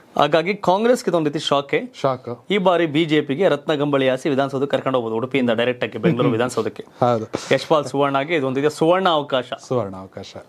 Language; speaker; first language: Kannada; native; Kannada